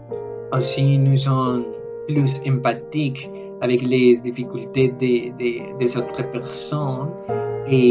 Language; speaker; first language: French; non-native, learner; Spanish